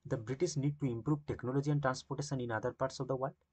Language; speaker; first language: English; non-native, local second language; Bangla